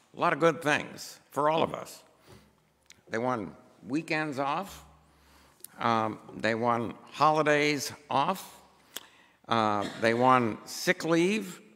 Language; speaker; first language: English; native; English